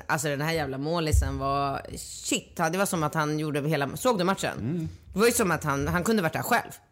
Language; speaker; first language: Swedish; native; Swedish